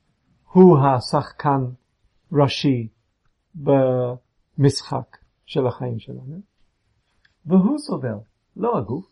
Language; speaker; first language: Hebrew; non-native, fluent; English